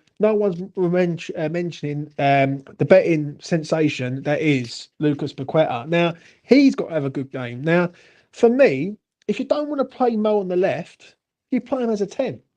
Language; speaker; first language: English; native; English